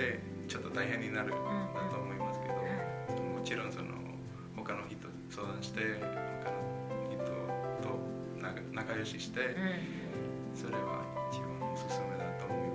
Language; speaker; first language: Japanese; non-native, learner; Spanish